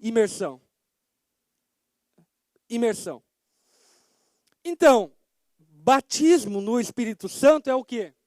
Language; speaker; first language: Portuguese; native; Portuguese